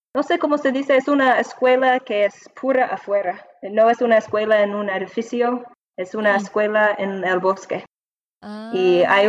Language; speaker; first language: Spanish; non-native, learner; English